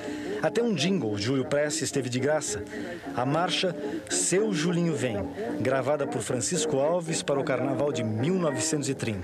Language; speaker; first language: Portuguese; native; Portuguese